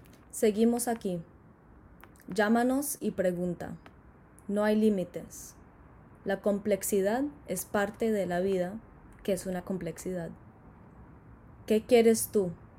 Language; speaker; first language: Spanish; early bilingual, heritage; Spanish